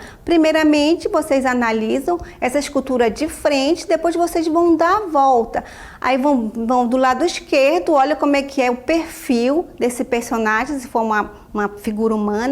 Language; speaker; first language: Portuguese; native; Portuguese